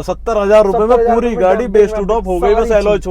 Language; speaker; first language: Hindi; native; Hindi